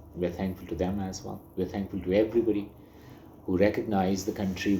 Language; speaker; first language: English; non-native, local second language; Urdu